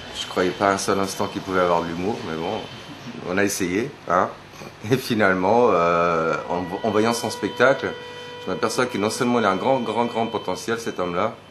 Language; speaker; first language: French; native; French